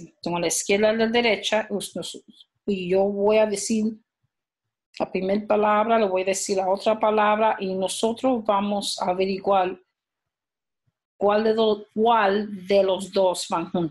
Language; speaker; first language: Spanish; early bilingual, heritage; Spanish